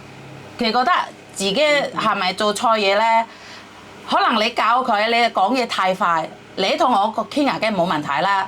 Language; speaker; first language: Cantonese; non-native, fluent; Javanese